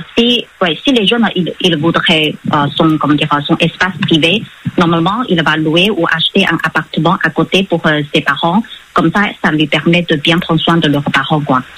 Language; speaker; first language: French; non-native, fluent; Chinese